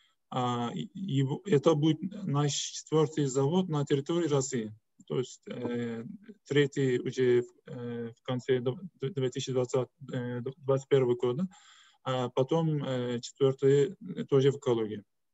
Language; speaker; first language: Russian; non-native, fluent; Turkish